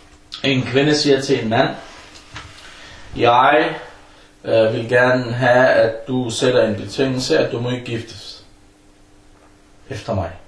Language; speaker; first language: Danish; early bilingual, other home language; Arabic